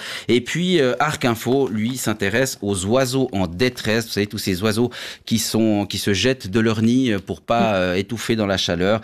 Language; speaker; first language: French; native; French